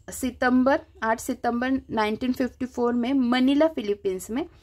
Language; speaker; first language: Hindi; non-native, local second language; Marathi